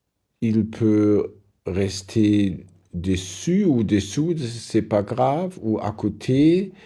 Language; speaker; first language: French; non-native, learner; German